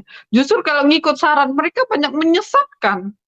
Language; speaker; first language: Indonesian; native; Indonesian